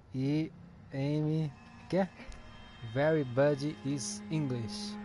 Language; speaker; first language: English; non-native, learner; Portuguese